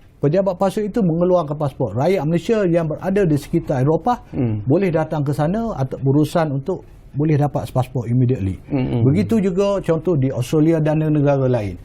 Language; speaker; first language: Malay; native; Malay